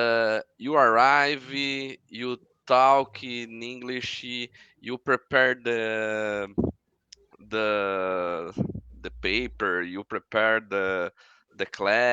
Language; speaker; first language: English; non-native, learner; Portuguese